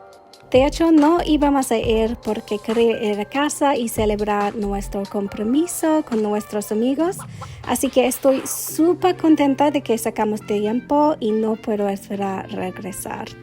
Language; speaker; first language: Spanish; non-native, learner; English